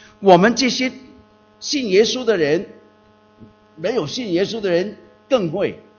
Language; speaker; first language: Chinese; non-native, local second language; Cantonese